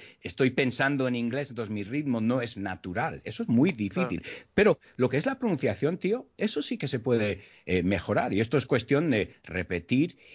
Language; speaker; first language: Spanish; early bilingual, heritage; Spanish